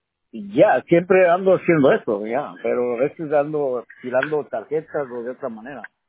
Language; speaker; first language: Spanish; native; Spanish